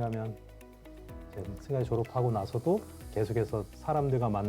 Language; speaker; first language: Korean; native; Korean